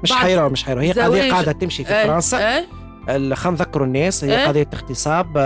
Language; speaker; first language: Arabic; native; Arabic